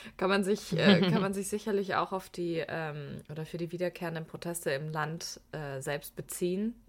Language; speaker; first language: German; early bilingual, other home language; Persian